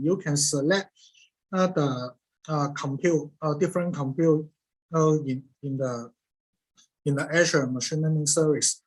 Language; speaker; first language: English; non-native, learner; Cantonese